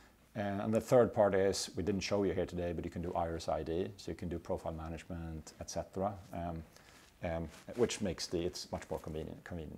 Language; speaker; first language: English; non-native, fluent; Swedish